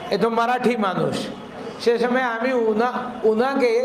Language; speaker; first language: Bangla; non-native, local second language; Marathi